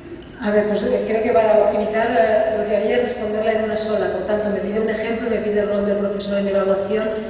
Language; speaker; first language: Spanish; native; Spanish